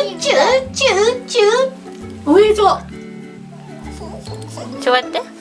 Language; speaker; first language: Japanese; non-native, fluent; Thai